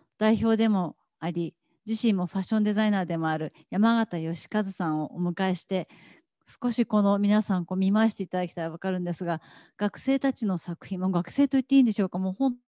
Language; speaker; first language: Japanese; native; Japanese